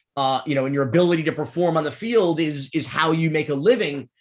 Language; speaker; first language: English; native; English